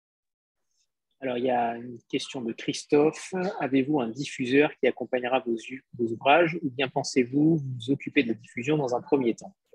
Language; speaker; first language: French; native; French